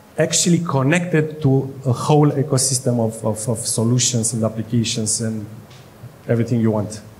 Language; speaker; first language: English; non-native, fluent; Romanian